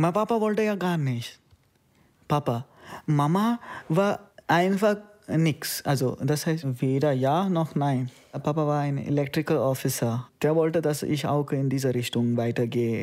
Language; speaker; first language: German; non-native, learner; Konkani